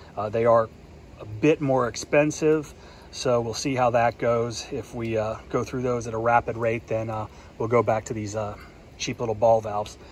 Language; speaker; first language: English; native; English